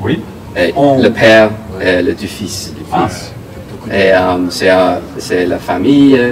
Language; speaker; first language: French; non-native, learner; English